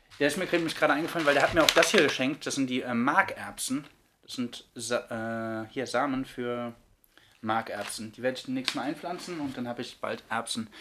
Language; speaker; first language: German; native; German